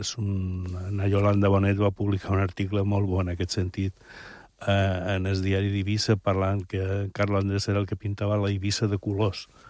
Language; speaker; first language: Catalan; native; Catalan